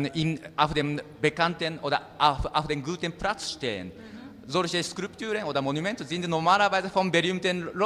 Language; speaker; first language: German; non-native, learner; Japanese